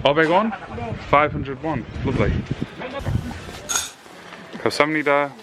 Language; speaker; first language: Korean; non-native, learner; English